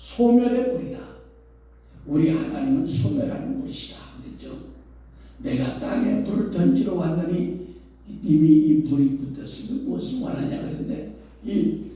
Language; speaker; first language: Korean; native; Korean